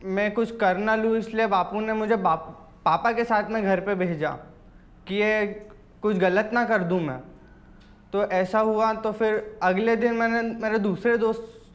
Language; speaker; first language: Hindi; native; Hindi